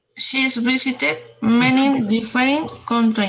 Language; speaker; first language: English; non-native, learner; Spanish